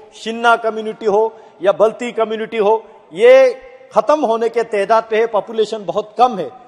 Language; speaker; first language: Hindi; native; Hindi